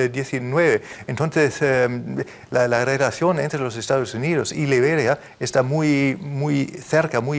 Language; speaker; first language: Spanish; non-native, fluent; German